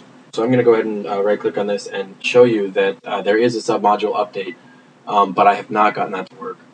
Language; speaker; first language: English; native; English